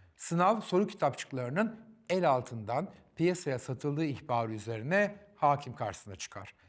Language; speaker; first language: Turkish; native; Turkish